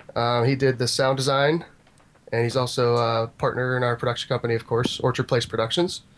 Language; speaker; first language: English; native; English